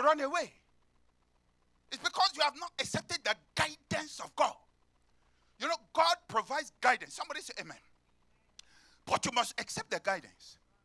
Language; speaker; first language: English; non-native, local second language; Yoruba